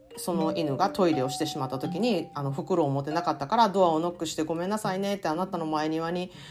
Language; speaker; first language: Japanese; native; Japanese